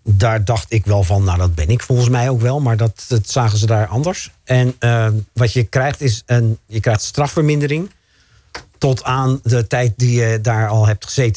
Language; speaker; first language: Dutch; native; Dutch